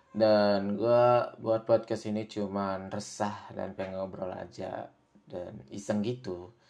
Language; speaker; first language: Indonesian; native; Indonesian